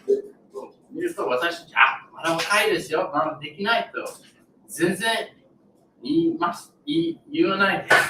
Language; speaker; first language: Japanese; non-native, learner; English